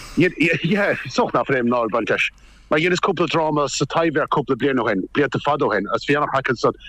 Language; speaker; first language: Irish; native; Irish